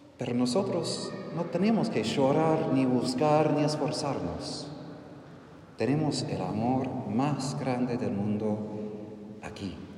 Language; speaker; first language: Spanish; non-native, fluent; English